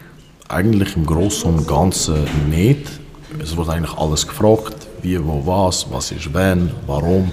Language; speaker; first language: German; early bilingual, other home language; Albanian